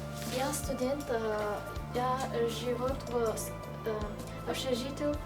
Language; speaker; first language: Russian; non-native, learner; Kazakh